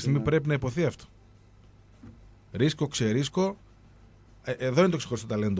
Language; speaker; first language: Greek; native; Greek